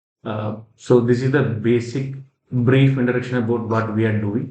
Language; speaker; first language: English; non-native, local second language; Malayalam